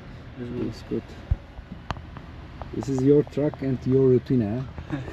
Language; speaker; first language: English; non-native, learner; Turkish